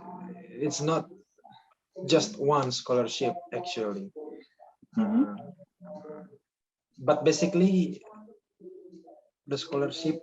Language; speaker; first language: English; non-native, learner; Indonesian